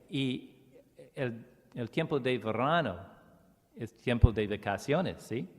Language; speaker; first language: Spanish; non-native, learner; English